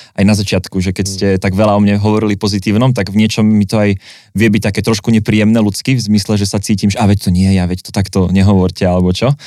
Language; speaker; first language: Slovak; native; Slovak